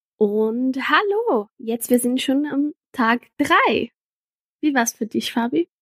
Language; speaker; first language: German; non-native, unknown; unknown